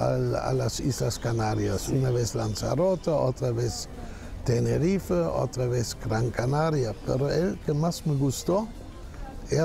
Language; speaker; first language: Spanish; non-native, fluent; German